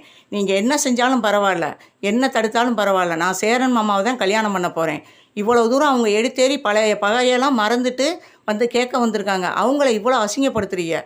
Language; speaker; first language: Tamil; native; Tamil